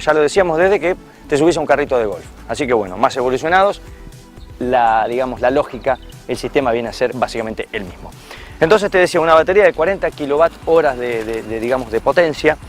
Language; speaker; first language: Spanish; native; Spanish